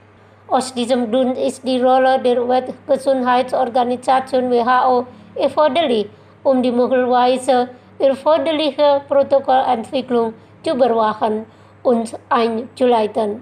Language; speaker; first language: German; non-native, fluent; Indonesian